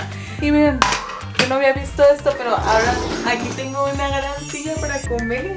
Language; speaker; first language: Spanish; native; Spanish